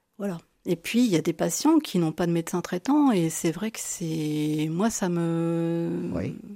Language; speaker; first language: French; native; French